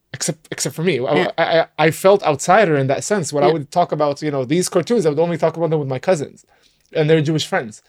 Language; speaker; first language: English; non-native, fluent; Arabic